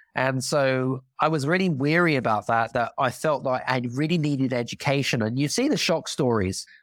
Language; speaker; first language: English; native; English